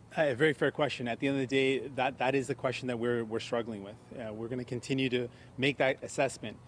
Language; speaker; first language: English; early bilingual, other home language; Punjabi